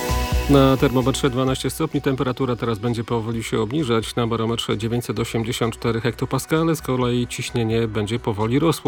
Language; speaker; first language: Polish; native; Polish